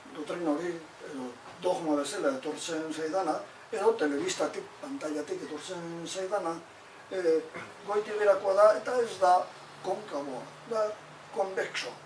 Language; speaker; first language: Basque; native; Basque